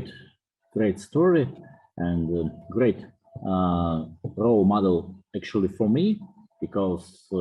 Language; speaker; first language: English; non-native, fluent; Russian